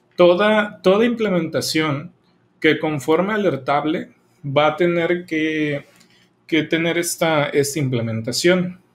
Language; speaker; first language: Spanish; native; Spanish